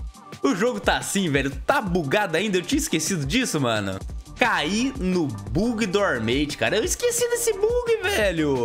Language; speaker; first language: Portuguese; native; Portuguese